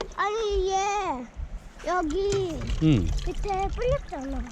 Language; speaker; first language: Korean; native; Korean